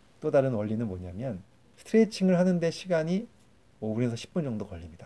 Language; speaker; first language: Korean; native; Korean